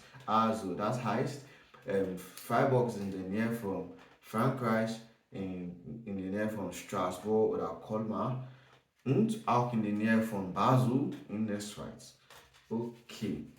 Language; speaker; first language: German; non-native, learner; English